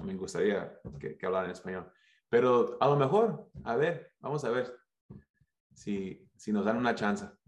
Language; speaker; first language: Spanish; early bilingual, other home language; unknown